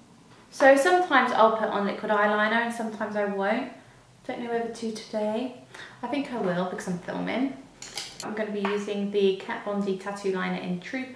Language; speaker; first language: English; native; English